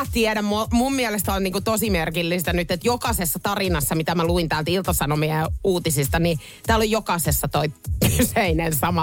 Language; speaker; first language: Finnish; native; Finnish